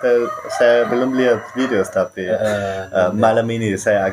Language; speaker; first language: Indonesian; non-native, learner; German